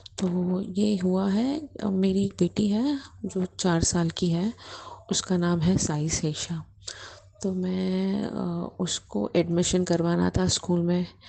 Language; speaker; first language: Hindi; native; Hindi